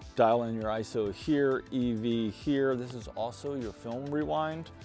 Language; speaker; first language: English; native; English